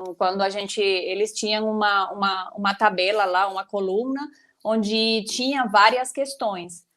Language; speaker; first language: Portuguese; non-native, fluent; Spanish